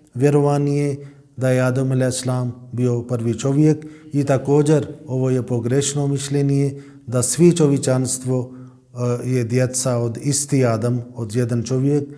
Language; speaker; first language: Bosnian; non-native, learner; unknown